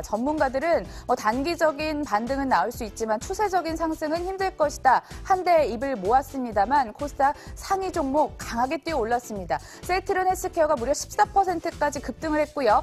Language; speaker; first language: Korean; native; Korean